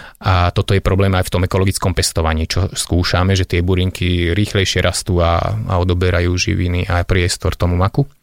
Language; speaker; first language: Slovak; non-native, local second language; Hungarian